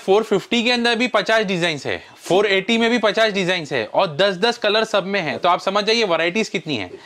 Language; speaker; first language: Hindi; non-native, local second language; Marwari